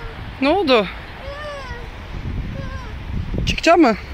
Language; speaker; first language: Turkish; non-native, learner; Dutch